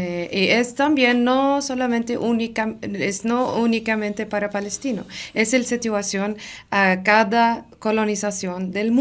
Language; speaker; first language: Spanish; non-native, learner; Arabic